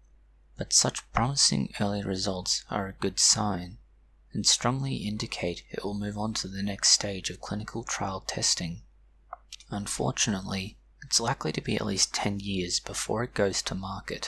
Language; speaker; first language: English; native; English